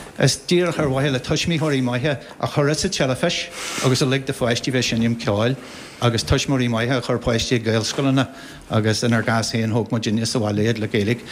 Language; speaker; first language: Irish; native; Irish